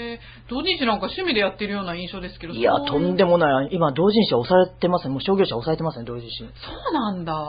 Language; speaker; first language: Japanese; native; Japanese